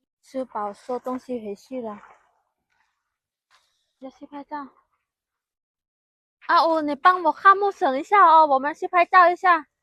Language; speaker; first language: Chinese; non-native, fluent; Lao